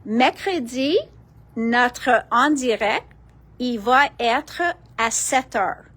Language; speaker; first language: French; non-native, local second language; English